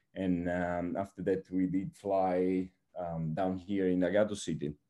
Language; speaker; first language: English; non-native, fluent; Italian